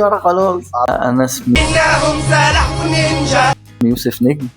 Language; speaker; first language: Arabic; native; Arabic